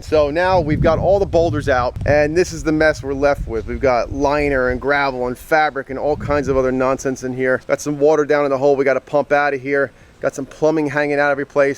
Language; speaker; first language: English; native; English